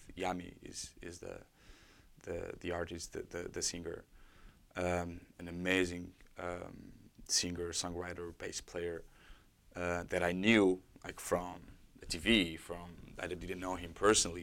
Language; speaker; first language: English; non-native, fluent; Portuguese